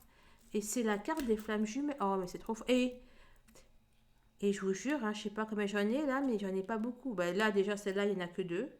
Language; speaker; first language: French; native; French